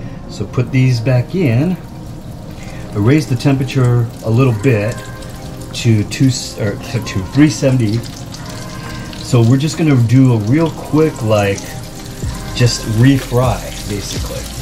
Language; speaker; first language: English; native; English